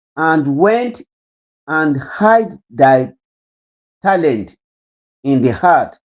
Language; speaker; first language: English; non-native, local second language; Yoruba